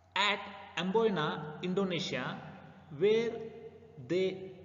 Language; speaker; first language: English; non-native, local second language; Kannada